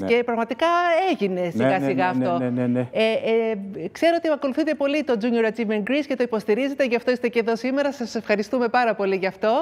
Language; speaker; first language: Greek; native; Greek